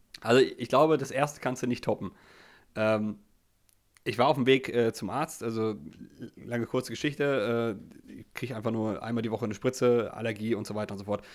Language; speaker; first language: German; early bilingual, other home language; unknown